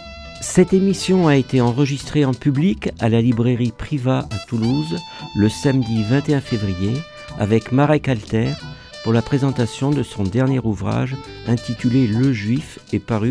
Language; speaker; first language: French; native; French